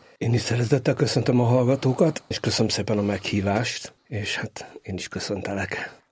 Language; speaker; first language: Hungarian; native; Hungarian